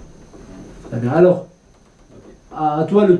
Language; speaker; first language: French; non-native, fluent; Kurdish